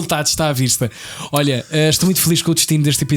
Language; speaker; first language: Portuguese; native; Portuguese